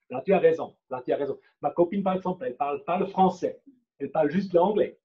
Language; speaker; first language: French; non-native, fluent; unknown